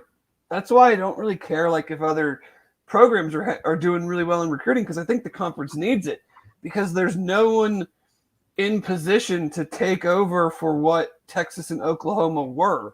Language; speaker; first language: English; native; English